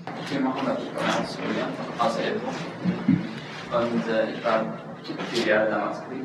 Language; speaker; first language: German; non-native, learner; Arabic